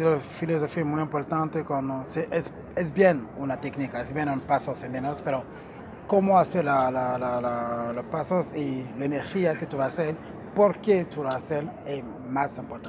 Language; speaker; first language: Spanish; non-native, learner; Portuguese